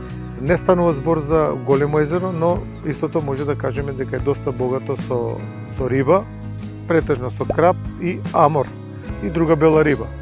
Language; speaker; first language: Macedonian; native; Macedonian